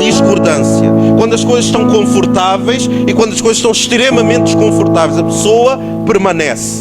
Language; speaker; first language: Portuguese; native; Portuguese